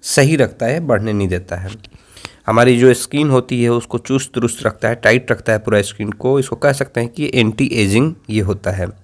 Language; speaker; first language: Hindi; native; Hindi